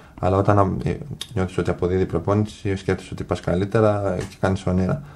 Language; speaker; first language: Greek; early bilingual, other home language; English